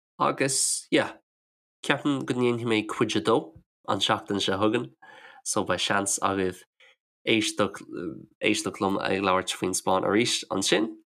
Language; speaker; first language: Irish; non-native, local second language; English